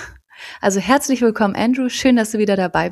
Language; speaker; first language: German; native; German